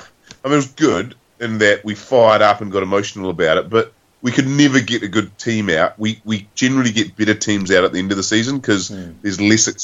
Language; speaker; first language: English; native; English